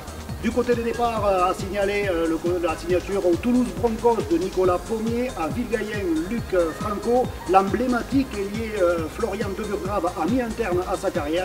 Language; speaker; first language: French; native; French